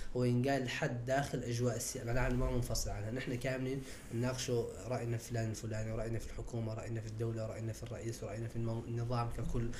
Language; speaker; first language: Arabic; native; Arabic